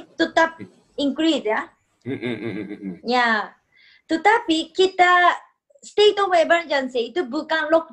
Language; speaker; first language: Indonesian; non-native, fluent; Japanese